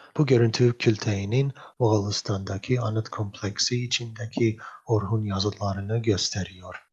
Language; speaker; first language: Turkish; non-native, learner; English